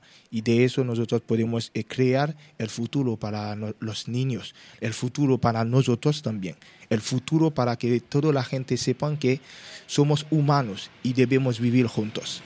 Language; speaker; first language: Spanish; non-native, learner; Haitian Creole